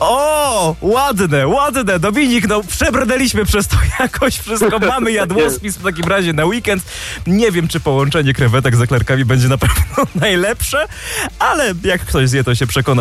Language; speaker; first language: Polish; native; Polish